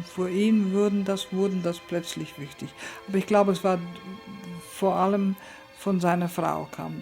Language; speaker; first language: German; early bilingual, heritage; German